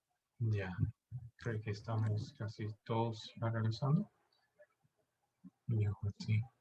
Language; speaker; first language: Spanish; non-native, fluent; English